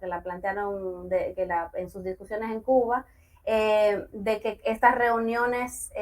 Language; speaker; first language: Spanish; native; Spanish